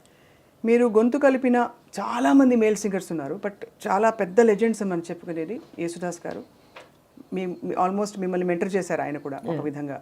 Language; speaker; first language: Telugu; native; Telugu